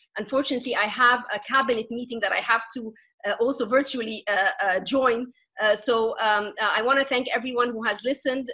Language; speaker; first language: English; non-native, fluent; Arabic